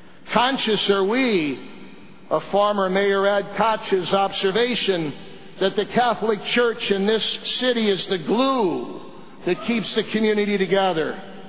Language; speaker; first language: English; native; English